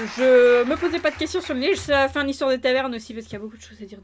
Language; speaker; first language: French; native; French